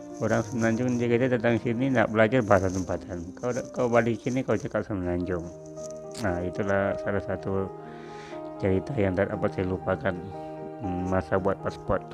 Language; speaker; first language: Malay; non-native, local second language; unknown